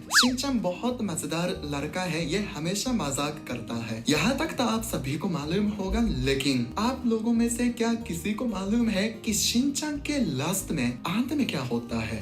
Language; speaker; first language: Hindi; non-native, fluent; Japanese